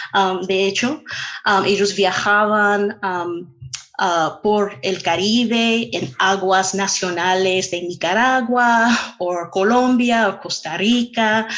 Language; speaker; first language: Spanish; non-native, fluent; English